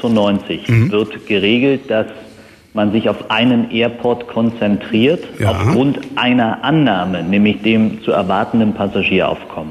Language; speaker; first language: German; native; German